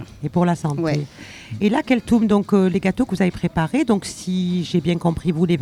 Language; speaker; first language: French; native; French